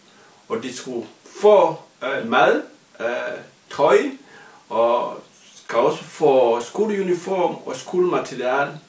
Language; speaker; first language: Danish; non-native, fluent; Swahili